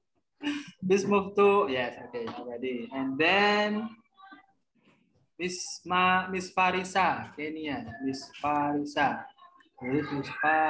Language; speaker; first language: English; non-native, learner; Indonesian